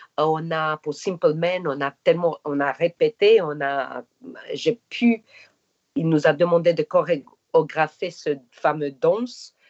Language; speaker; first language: French; non-native, fluent; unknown